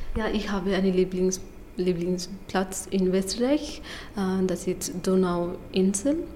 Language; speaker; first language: German; non-native, learner; Bangla